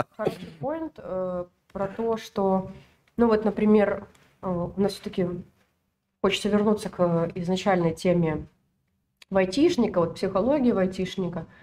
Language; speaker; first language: Russian; native; Russian